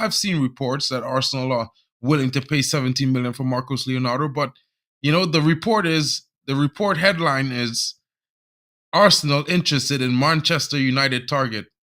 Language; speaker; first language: English; native; English